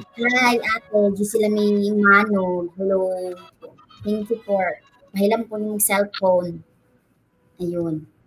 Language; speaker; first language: Filipino; non-native, local second language; Cebuano